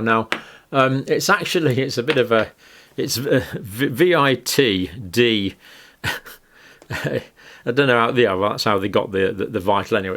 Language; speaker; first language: English; native; English